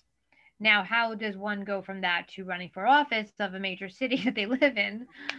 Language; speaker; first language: English; native; English